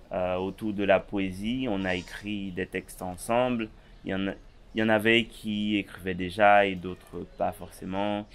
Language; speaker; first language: French; native; French